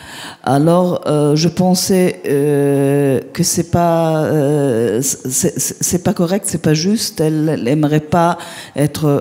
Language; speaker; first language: French; non-native, fluent; Italian